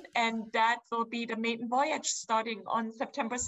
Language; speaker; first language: English; non-native, fluent; German